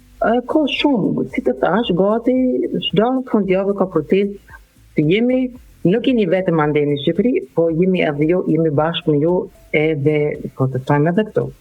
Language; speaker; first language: Albanian; non-native, learner; German